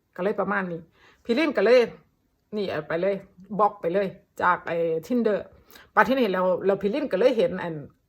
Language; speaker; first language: Thai; native; Thai